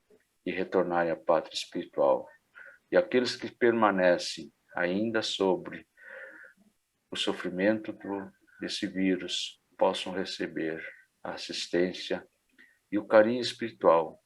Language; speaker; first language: Portuguese; native; Portuguese